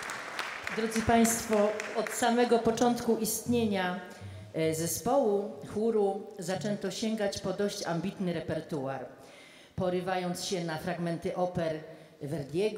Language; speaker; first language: Polish; native; Polish